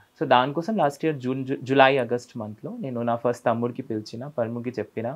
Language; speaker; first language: Telugu; non-native, fluent; Bangla